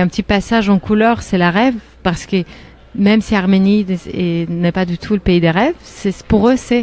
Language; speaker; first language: French; non-native, fluent; Armenian